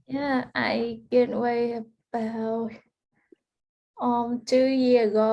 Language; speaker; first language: English; early bilingual, heritage; Vietnamese